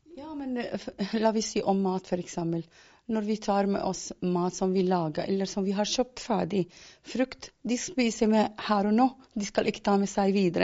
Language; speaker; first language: Norwegian; non-native, fluent; Arabic